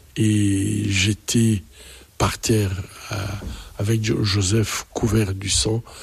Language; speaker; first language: French; non-native, local second language; Swahili